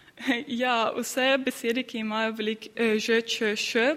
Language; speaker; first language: Slovenian; early bilingual, heritage; Slovenian